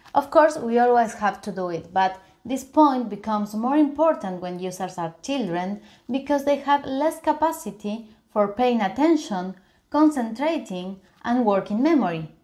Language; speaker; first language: English; non-native, fluent; Spanish